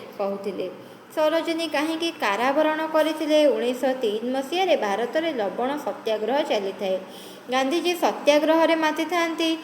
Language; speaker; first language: Odia; native; Odia